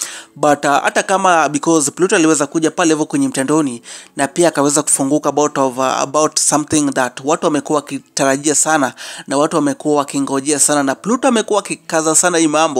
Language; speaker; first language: Swahili; non-native, local second language; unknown